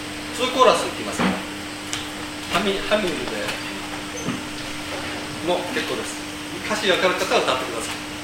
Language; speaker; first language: Japanese; native; Japanese